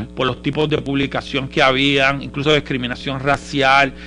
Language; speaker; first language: Spanish; native; Spanish